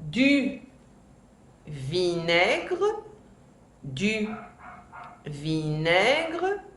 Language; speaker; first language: French; non-native, fluent; Spanish